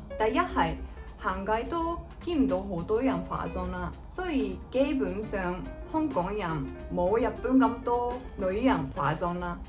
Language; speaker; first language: Cantonese; non-native, fluent; Japanese